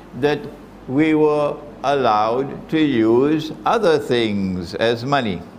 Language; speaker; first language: English; native; English